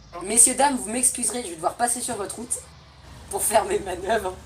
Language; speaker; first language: French; native; French